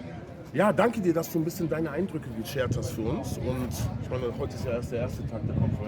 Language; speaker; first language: German; native; German